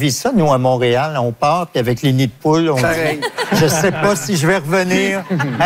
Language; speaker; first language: French; native; French